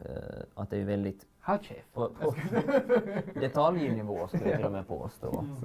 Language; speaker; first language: Swedish; native; Swedish